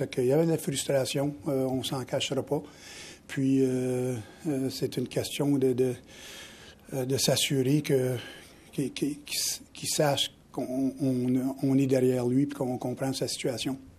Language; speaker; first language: French; native; French